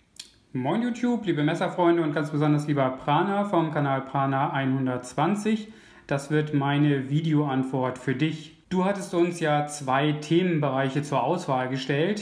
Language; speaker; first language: German; native; German